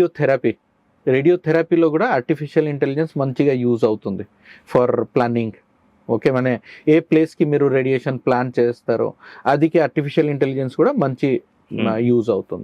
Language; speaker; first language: Telugu; non-native, learner; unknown